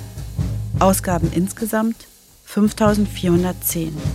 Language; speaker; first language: German; native; German